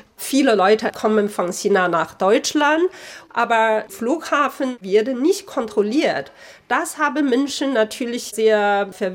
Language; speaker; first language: German; non-native, fluent; Chinese